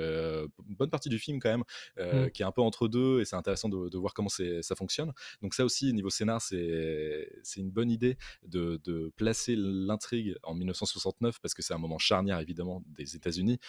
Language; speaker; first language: French; native; French